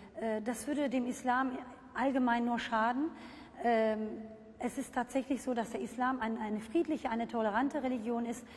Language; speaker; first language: German; early bilingual, other home language; Turkish